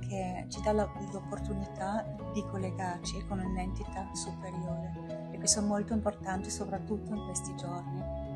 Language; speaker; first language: Italian; non-native, fluent; German